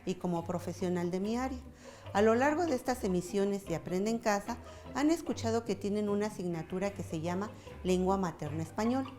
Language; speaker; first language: Spanish; native; Spanish